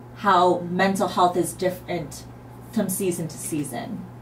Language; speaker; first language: English; native; English